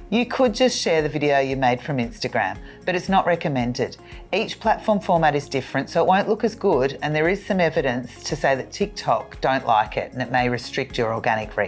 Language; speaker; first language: English; native; English